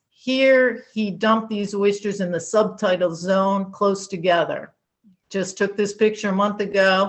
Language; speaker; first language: English; native; English